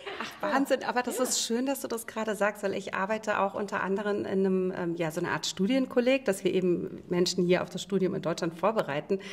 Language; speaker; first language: German; native; German